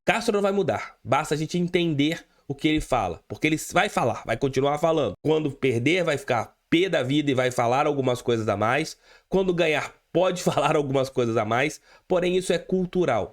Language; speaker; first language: Portuguese; native; Portuguese